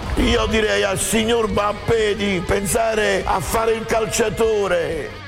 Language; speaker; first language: Italian; native; Italian